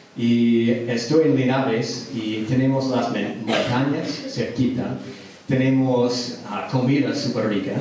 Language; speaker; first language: Spanish; non-native, learner; English